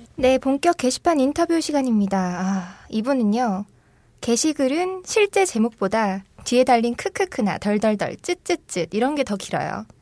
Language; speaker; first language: Korean; native; Korean